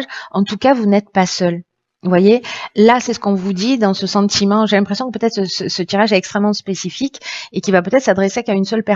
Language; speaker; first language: French; native; French